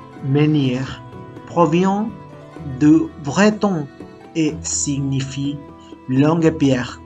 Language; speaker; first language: French; non-native, learner; Spanish